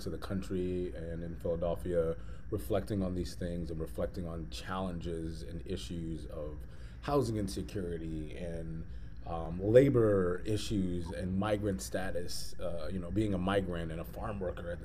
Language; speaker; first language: English; native; English